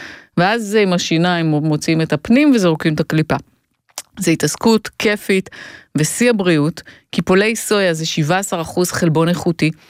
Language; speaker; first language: Hebrew; native; Hebrew